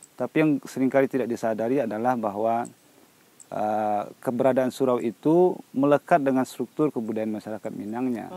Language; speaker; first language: Indonesian; non-native, local second language; Minangkabau